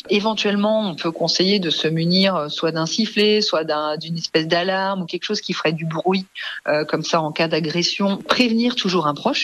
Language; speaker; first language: French; native; French